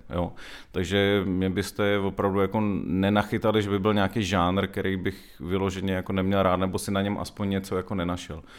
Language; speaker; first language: Czech; native; Czech